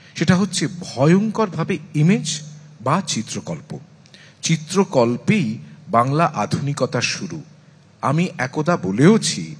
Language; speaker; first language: Bangla; native; Bangla